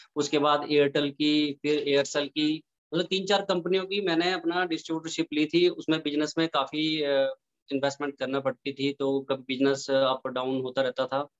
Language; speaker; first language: Hindi; native; Hindi